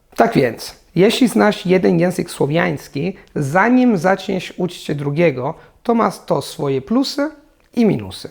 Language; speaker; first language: Polish; non-native, fluent; Italian